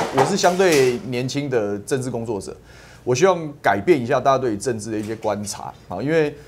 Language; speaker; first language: Chinese; native; Chinese